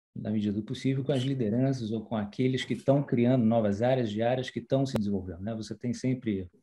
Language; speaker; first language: Portuguese; early bilingual, other home language; French